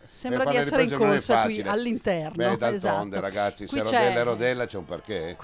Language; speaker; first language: Italian; native; Italian